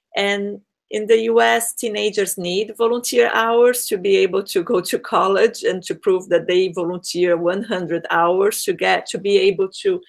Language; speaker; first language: English; non-native, fluent; Portuguese